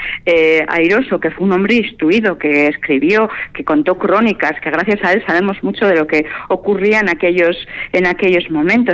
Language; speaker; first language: Spanish; native; Spanish